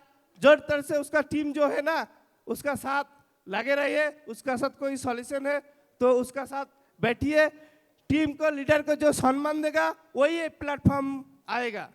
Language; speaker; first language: Hindi; non-native, local second language; Bangla